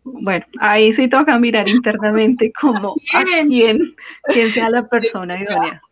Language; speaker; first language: Spanish; native; Spanish